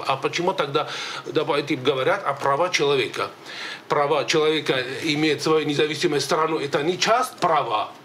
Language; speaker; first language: Russian; native; Russian